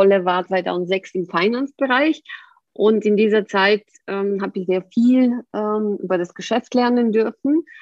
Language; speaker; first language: German; non-native, fluent; Bulgarian